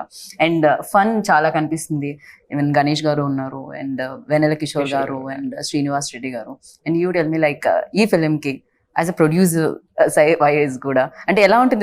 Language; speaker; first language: Telugu; native; Telugu